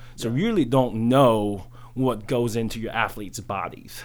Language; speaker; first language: English; early bilingual, other home language; Chinese